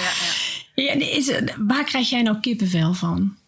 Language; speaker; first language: Dutch; native; Dutch